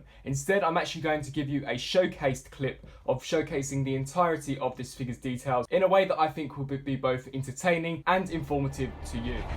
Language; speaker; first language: English; native; English